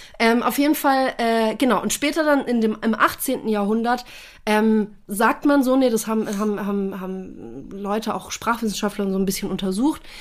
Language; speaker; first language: German; native; German